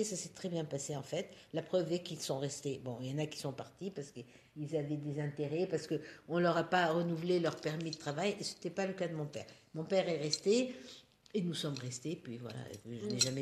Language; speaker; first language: French; non-native, local second language; Italian